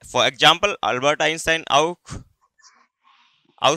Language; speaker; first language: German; non-native, learner; Hindi